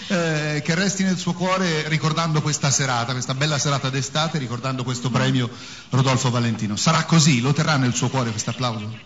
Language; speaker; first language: Italian; native; Italian